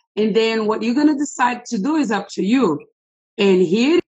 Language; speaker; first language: English; non-native, fluent; Portuguese